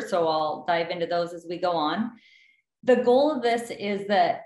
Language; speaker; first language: English; native; English